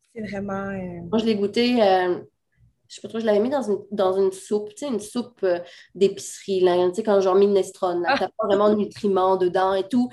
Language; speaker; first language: French; native; French